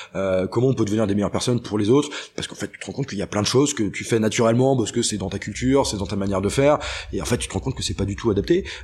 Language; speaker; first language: French; native; French